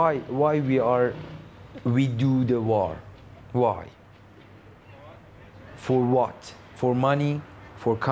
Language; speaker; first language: English; non-native, learner; Persian